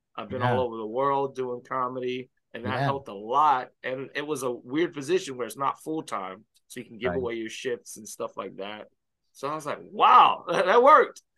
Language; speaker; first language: English; native; English